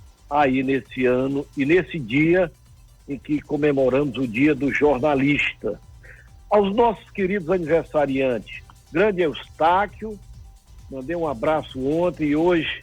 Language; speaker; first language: Portuguese; native; Portuguese